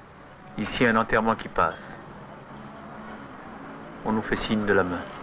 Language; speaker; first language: French; native; French